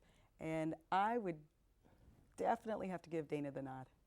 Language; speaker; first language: English; native; English